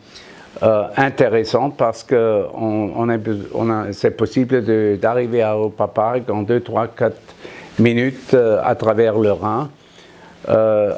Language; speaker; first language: French; non-native, fluent; German